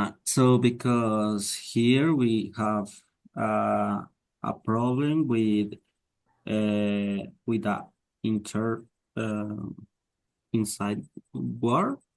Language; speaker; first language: English; non-native, learner; Spanish